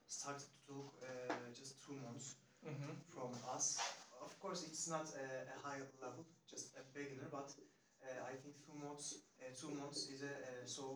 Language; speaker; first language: English; non-native, learner; Turkish